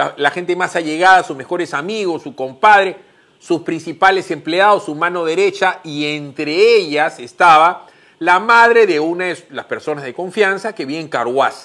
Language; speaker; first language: Spanish; native; Spanish